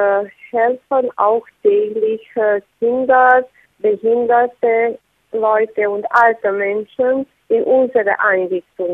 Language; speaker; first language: German; non-native, learner; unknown